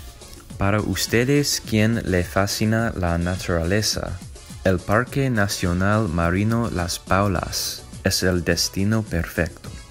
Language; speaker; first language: Spanish; non-native, learner; English